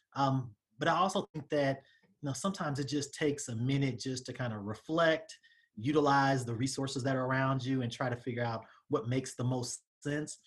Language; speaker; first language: English; native; English